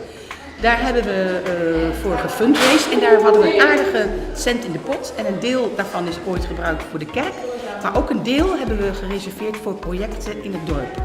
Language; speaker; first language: Dutch; native; Dutch